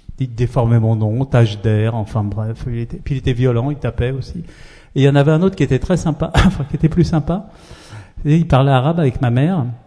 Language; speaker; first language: French; early bilingual, other home language; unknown